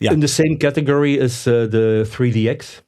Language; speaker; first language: English; non-native, fluent; Dutch